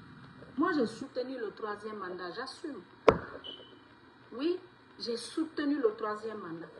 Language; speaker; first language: French; non-native, local second language; Fula